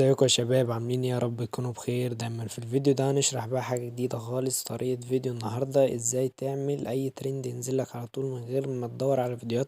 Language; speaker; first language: Arabic; native; Arabic